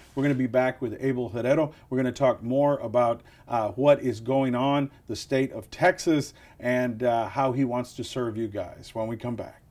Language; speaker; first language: English; native; English